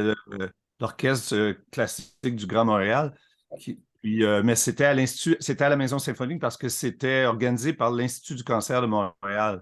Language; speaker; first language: French; native; French